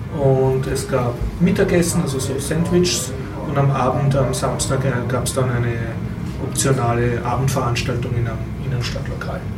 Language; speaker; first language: German; native; German